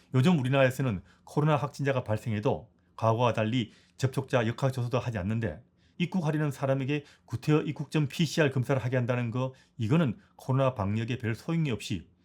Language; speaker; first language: Korean; native; Korean